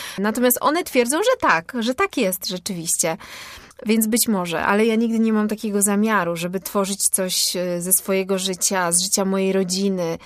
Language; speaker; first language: Polish; native; Polish